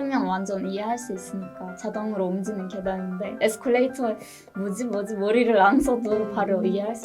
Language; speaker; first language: Korean; non-native, fluent; Turkish